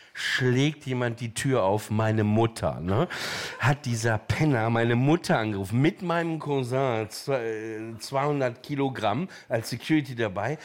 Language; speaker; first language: German; native; German